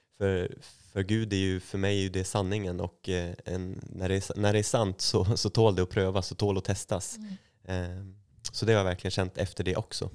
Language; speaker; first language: Swedish; native; Swedish